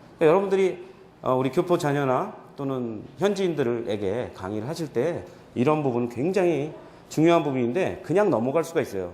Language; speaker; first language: Korean; native; Korean